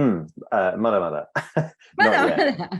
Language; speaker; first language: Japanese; non-native, learner; English